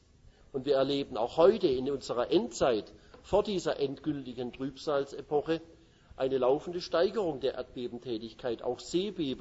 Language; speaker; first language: German; native; German